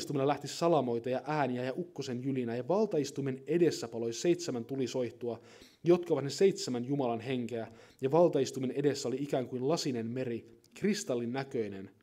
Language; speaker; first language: Finnish; native; Finnish